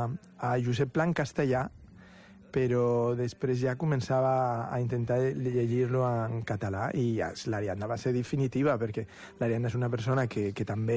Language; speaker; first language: Catalan; non-native, local second language; Spanish